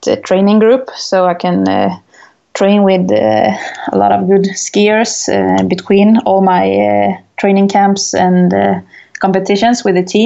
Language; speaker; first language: English; non-native, fluent; Swedish